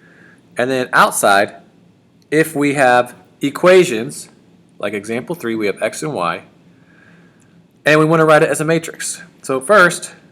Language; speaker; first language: English; native; English